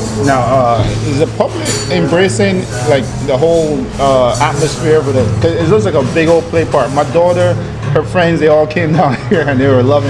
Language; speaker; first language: English; native; English